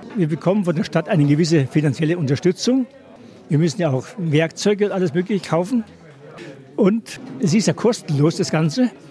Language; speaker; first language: German; native; German